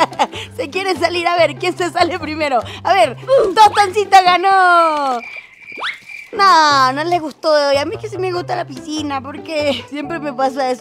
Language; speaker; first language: Spanish; native; Spanish